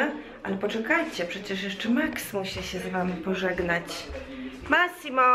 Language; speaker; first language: Polish; native; Polish